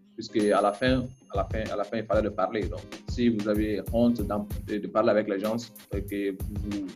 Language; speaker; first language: French; non-native, local second language; Bambara